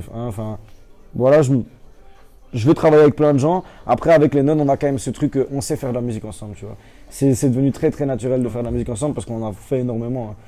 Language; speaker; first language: French; native; French